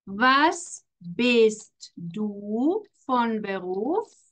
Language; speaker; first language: German; non-native, fluent; Spanish